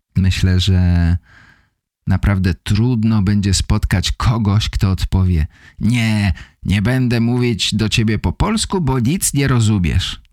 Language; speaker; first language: Polish; native; Polish